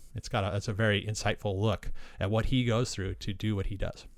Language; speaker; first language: English; native; English